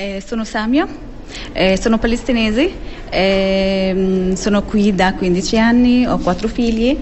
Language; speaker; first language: Italian; non-native, learner; Arabic